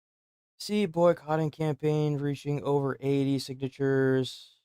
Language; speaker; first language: English; native; English